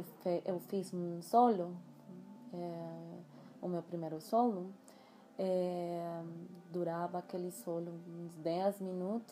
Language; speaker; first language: Portuguese; non-native, fluent; Spanish